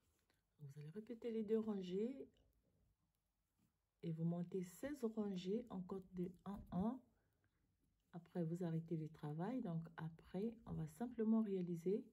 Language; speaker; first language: French; native; French